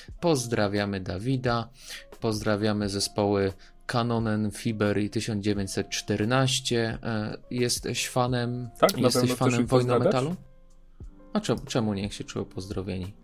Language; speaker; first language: Polish; native; Polish